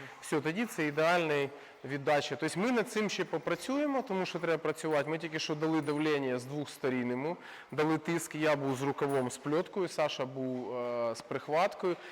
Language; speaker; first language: Ukrainian; non-native, local second language; Russian